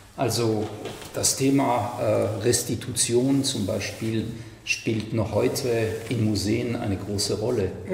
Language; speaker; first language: German; non-native, fluent; French